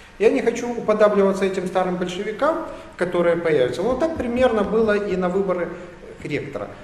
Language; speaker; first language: Russian; native; Russian